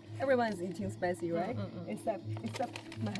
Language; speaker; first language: English; non-native, fluent; Chinese